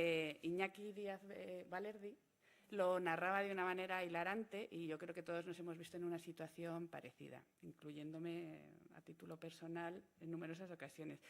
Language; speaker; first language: Spanish; native; Spanish